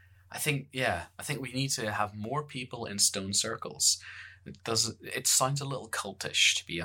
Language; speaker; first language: English; native; English